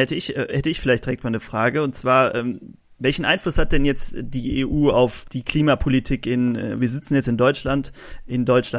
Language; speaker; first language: German; native; German